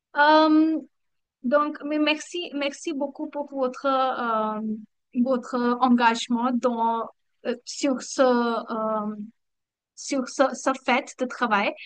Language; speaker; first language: French; non-native, learner; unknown